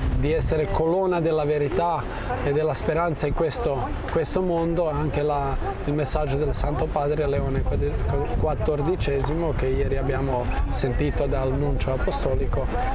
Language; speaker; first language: Italian; non-native, fluent; Croatian